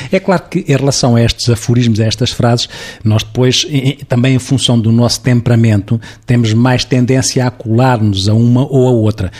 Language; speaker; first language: Portuguese; native; Portuguese